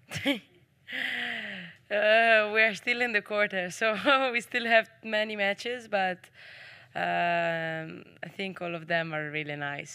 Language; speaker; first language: English; non-native, fluent; Italian